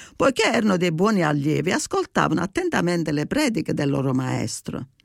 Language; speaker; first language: Italian; early bilingual, heritage; Italian